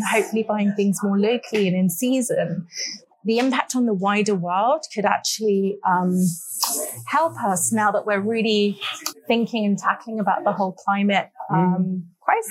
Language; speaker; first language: English; native; English